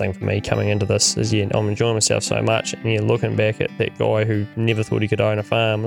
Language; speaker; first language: English; native; English